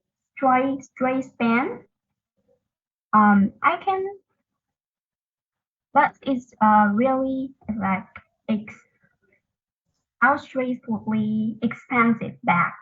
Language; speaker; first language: English; non-native, learner; Vietnamese